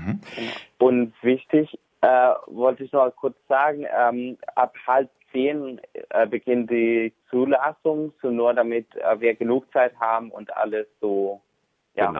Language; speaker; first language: German; non-native, fluent; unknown